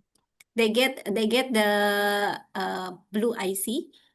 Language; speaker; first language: English; non-native, learner; Indonesian